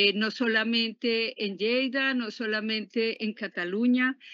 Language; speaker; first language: Spanish; native; Spanish